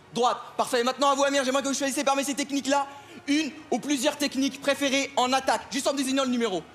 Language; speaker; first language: French; non-native, fluent; Arabic